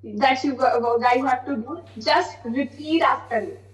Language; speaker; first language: English; non-native, local second language; Hindi